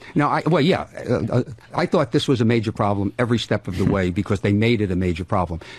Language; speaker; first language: English; native; English